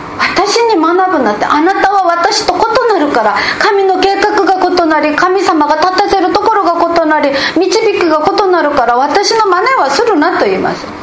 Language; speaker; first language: Japanese; non-native, fluent; Korean